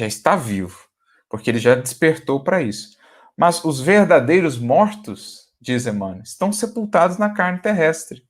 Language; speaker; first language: Portuguese; native; Portuguese